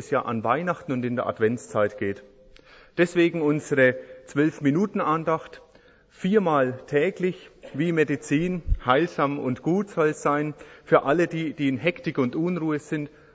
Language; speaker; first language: German; native; German